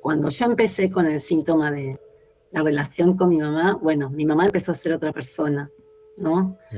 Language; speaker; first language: Spanish; native; Spanish